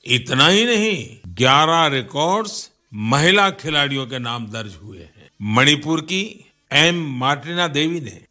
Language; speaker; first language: Hindi; non-native, local second language; Gujarati